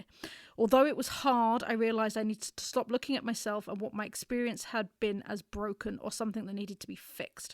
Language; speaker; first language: English; native; English